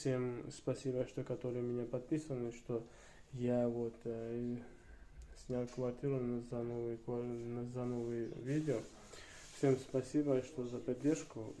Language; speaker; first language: Russian; non-native, learner; Uzbek